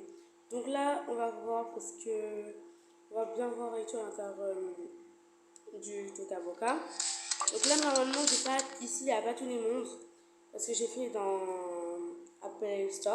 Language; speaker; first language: French; native; French